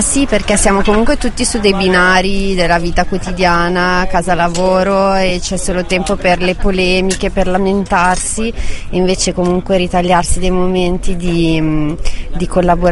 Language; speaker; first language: Italian; native; Italian